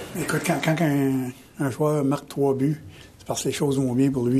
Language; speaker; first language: French; native; French